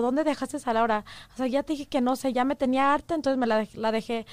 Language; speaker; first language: Spanish; early bilingual, heritage; Spanish